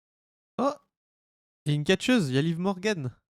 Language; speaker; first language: French; native; French